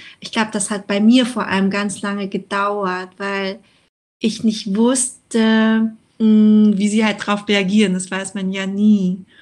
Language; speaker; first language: German; early bilingual, other home language; Vietnamese